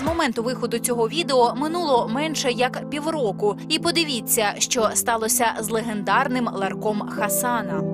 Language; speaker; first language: Ukrainian; native; Ukrainian